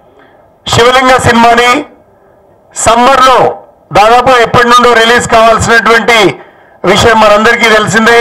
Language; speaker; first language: Telugu; native; Telugu